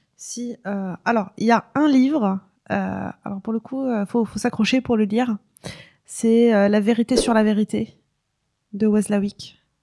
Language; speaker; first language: French; non-native, local second language; Arabic